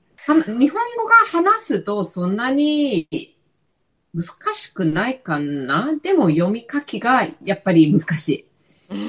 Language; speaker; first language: Japanese; non-native, fluent; English